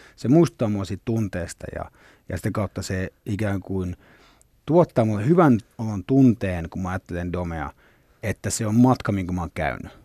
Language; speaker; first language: Finnish; early bilingual, other home language; Swedish